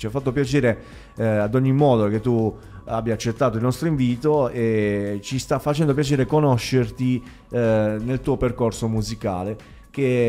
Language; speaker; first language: Italian; native; Italian